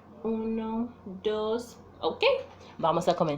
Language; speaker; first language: Spanish; non-native, fluent; English